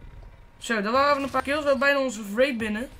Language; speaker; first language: Dutch; native; Dutch